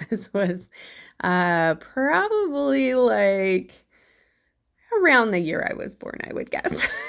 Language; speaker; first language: English; native; English